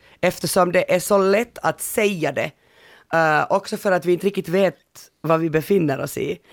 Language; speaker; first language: Swedish; native; Swedish